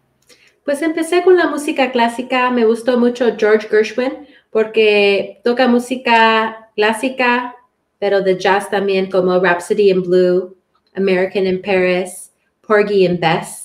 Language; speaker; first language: Spanish; early bilingual, heritage; Spanish